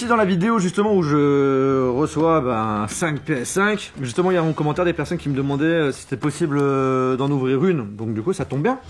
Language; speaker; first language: French; native; French